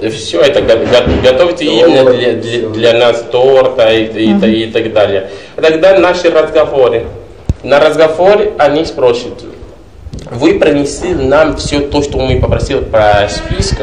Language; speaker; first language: Russian; non-native, learner; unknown